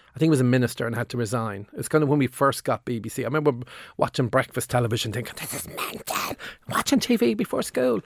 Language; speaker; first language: English; native; English